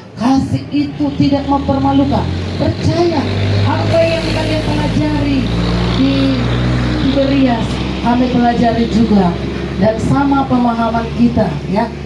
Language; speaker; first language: Indonesian; non-native, local second language; Batak Toba